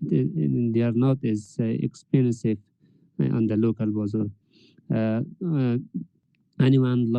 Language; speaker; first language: English; non-native, learner; Persian